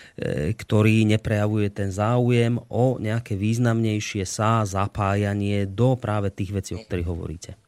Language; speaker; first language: Slovak; native; Slovak